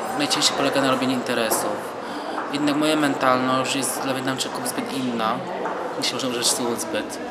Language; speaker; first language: Polish; early bilingual, other home language; Vietnamese